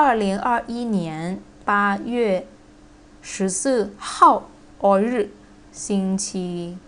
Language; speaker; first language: Chinese; non-native, fluent; Thai